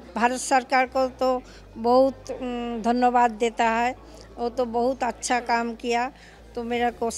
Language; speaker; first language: Hindi; non-native, local second language; Bangla